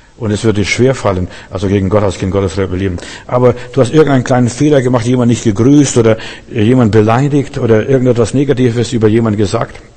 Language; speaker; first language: German; early bilingual, heritage; German